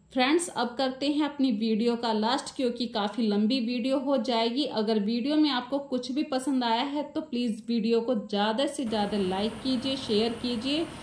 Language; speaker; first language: Hindi; native; Hindi